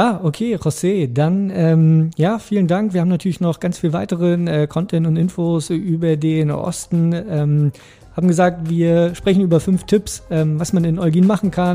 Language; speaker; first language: German; native; German